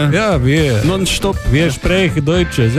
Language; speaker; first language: German; non-native, learner; Slovenian